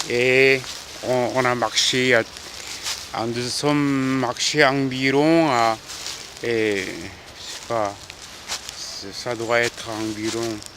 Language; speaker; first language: French; non-native, fluent; Korean